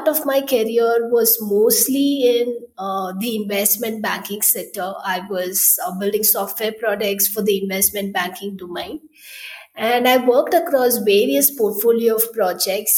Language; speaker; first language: English; non-native, local second language; Tamil